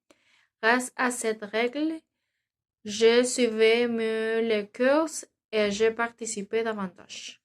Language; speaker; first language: French; non-native, learner; Spanish